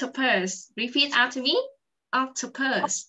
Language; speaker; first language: English; non-native, fluent; Vietnamese